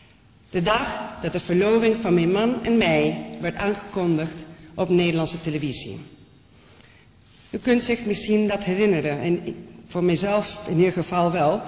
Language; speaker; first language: Dutch; non-native, fluent; Spanish